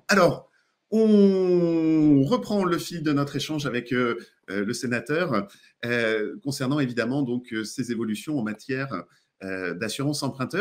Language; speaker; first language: French; native; French